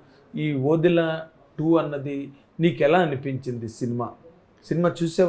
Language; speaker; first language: Telugu; native; Telugu